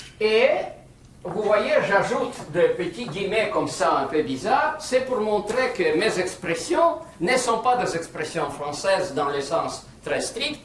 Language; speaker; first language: French; non-native, fluent; Russian